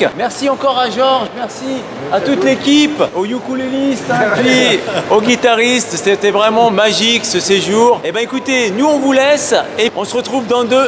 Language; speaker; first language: French; native; French